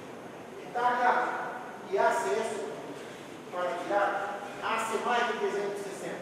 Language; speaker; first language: Spanish; non-native, fluent; Portuguese